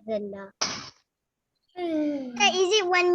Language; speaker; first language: English; non-native, local second language; Malay